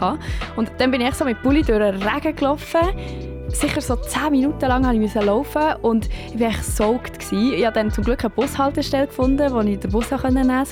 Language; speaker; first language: German; native; German